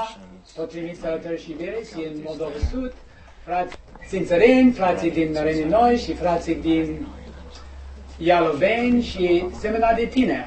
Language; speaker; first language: Romanian; non-native, learner; English